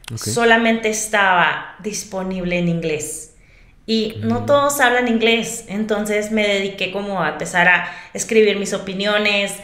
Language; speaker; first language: Spanish; native; Spanish